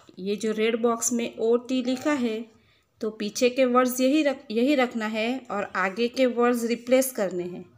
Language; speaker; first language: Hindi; non-native, local second language; Gujarati